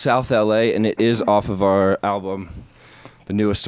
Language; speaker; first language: English; native; English